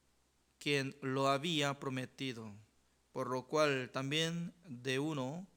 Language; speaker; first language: Spanish; non-native, learner; Korean